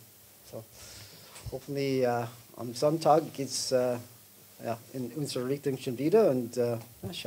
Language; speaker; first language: German; non-native, learner; English